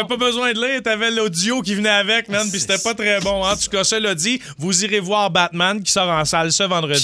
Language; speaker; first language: French; native; French